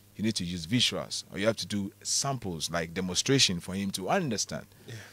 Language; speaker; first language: English; non-native, local second language; Akan